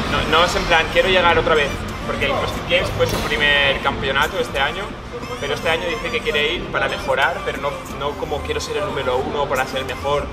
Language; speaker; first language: Spanish; native; Spanish